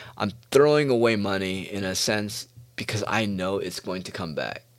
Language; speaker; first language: English; native; English